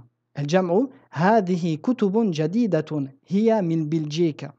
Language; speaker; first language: Arabic; non-native, fluent; French